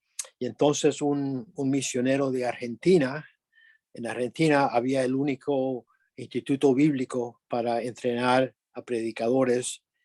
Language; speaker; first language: Spanish; early bilingual, other home language; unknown